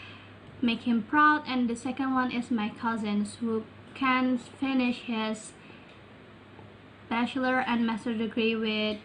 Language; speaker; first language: English; non-native, local second language; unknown